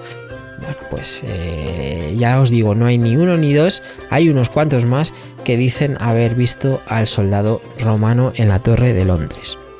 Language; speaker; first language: Spanish; native; Spanish